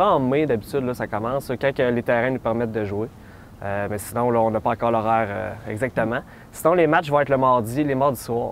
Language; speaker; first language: French; native; French